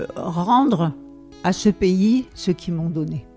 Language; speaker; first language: French; native; French